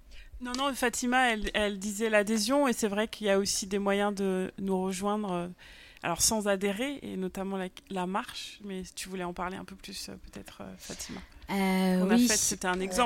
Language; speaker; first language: French; native; French